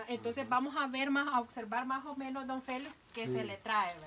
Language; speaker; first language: Spanish; native; Spanish